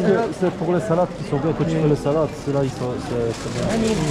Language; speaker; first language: French; early bilingual, other home language; Polish